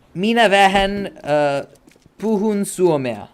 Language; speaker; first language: Finnish; non-native, learner; English